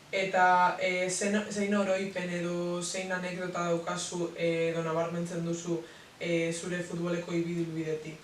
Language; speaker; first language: Basque; non-native, local second language; Spanish